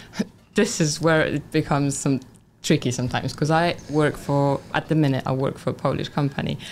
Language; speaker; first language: English; non-native, fluent; Polish